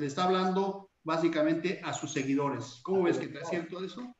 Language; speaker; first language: Spanish; native; Spanish